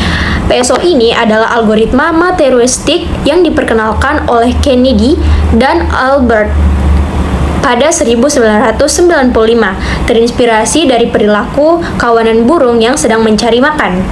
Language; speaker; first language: Indonesian; native; Indonesian